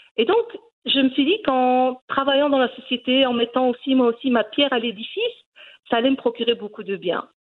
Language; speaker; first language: French; early bilingual, other home language; Riffian